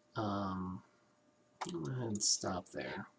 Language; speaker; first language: English; native; English